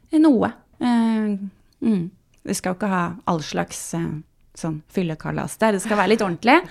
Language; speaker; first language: Norwegian; native; Norwegian